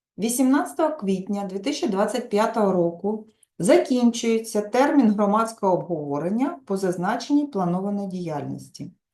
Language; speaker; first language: Ukrainian; native; Ukrainian